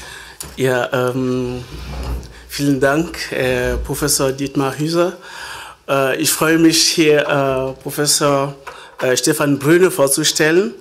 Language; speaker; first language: German; non-native, fluent; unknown